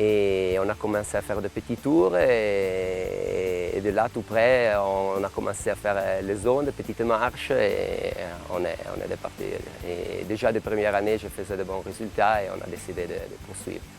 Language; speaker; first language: French; non-native, local second language; Italian